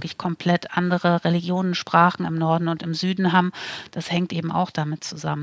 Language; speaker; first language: German; native; German